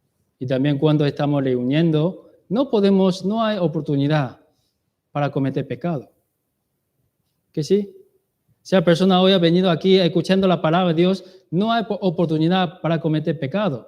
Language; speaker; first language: Spanish; non-native, learner; Chinese